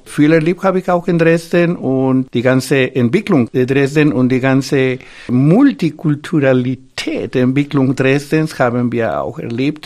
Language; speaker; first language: German; non-native, fluent; Spanish